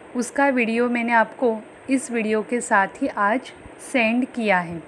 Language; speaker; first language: Hindi; non-native, local second language; Marathi